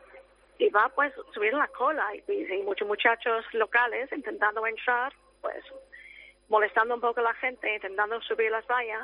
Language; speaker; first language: Spanish; non-native, fluent; English